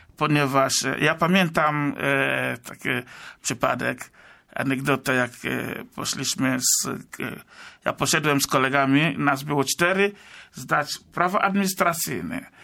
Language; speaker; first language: Polish; non-native, fluent; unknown